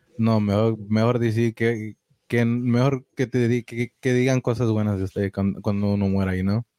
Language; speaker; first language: Spanish; early bilingual, heritage; Spanish